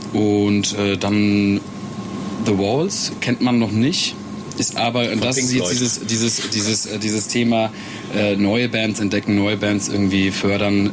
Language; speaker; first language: German; native; German